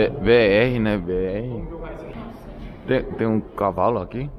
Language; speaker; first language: Portuguese; non-native, learner; Korean